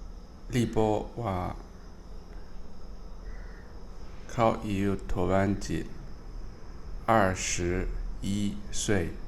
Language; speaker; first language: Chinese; non-native, learner; Somali